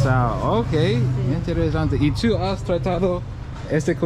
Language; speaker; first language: Spanish; non-native, learner; English